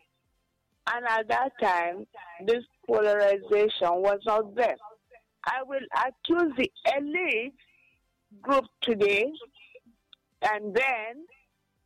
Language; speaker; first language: English; non-native, local second language; Igbo